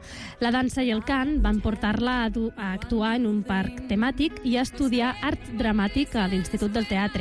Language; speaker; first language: Catalan; native; Catalan